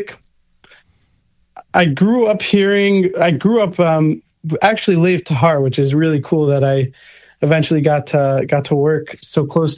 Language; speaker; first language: English; native; English